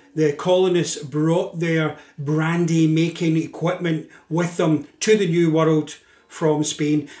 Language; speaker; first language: English; native; English